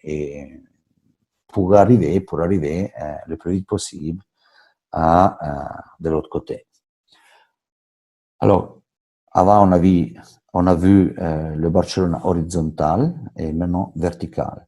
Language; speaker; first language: French; non-native, fluent; Italian